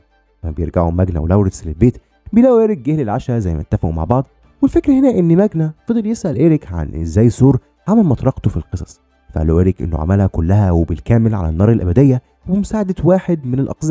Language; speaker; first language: Arabic; native; Arabic